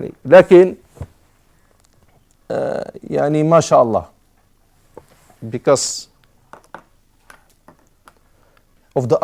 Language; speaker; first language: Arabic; non-native, fluent; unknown